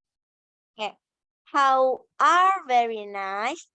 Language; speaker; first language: English; non-native, learner; Indonesian